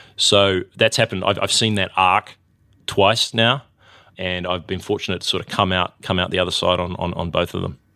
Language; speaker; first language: English; native; English